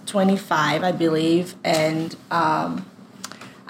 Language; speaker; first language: English; non-native, fluent; French